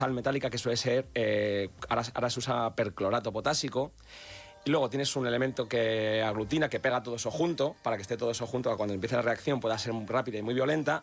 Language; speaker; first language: Spanish; native; Spanish